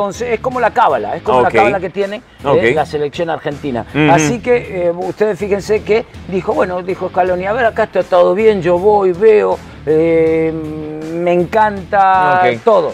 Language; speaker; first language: Spanish; native; Spanish